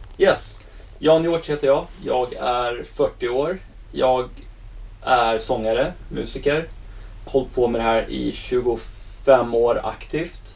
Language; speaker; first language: Swedish; early bilingual, other home language; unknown